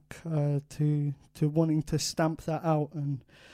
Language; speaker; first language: English; native; English